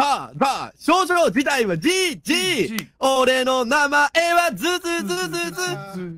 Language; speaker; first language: Japanese; native; Japanese